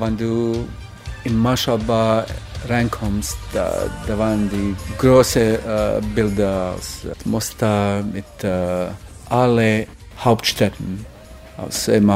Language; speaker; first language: German; non-native, fluent; Croatian